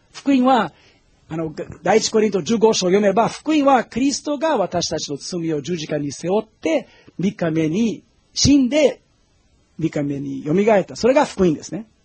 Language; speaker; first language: Japanese; non-native, fluent; Portuguese